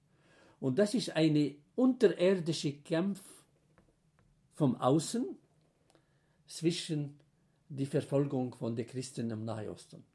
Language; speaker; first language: German; non-native, fluent; Arabic